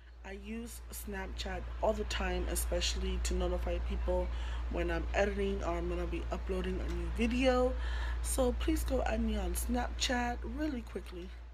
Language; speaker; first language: English; early bilingual, other home language; Spanish